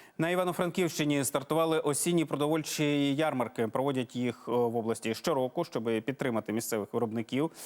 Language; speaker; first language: Ukrainian; native; Ukrainian